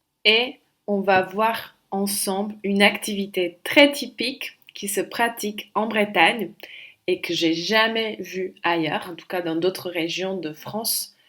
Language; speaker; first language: French; non-native, fluent; Slovak